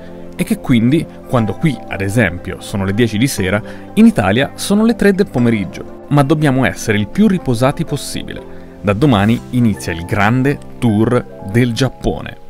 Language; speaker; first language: Italian; native; Italian